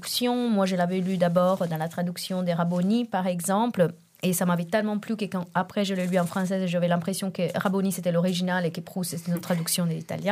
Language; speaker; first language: French; non-native, fluent; Italian